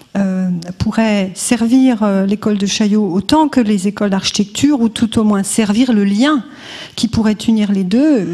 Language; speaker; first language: French; native; French